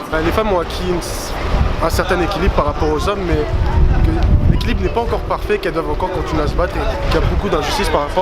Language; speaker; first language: French; native; French